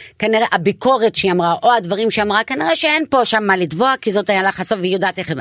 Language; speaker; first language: Hebrew; non-native, local second language; Arabic